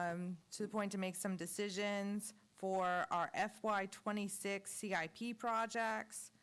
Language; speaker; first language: English; native; English